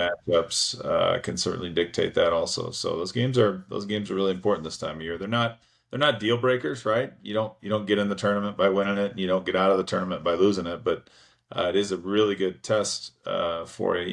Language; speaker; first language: English; native; English